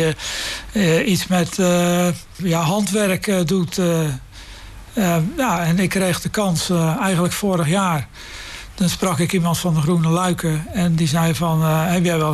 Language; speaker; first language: Dutch; native; Dutch